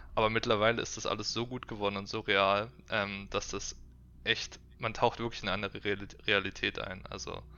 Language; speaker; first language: German; native; German